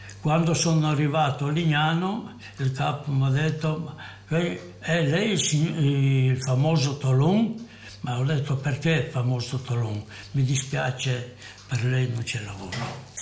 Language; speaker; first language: Italian; non-native, local second language; Friulian